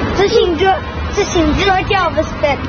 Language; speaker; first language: Chinese; non-native, local second language; Uyghur